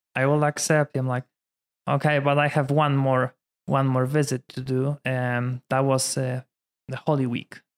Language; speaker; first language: English; non-native, fluent; Polish